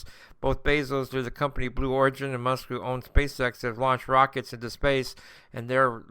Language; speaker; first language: English; native; English